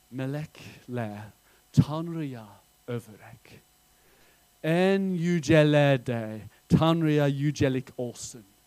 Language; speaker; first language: Turkish; non-native, fluent; English